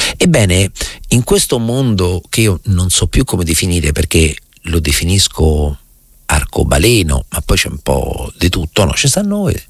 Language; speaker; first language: Italian; native; Italian